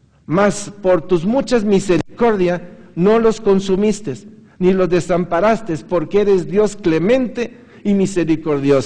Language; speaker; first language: Spanish; native; Spanish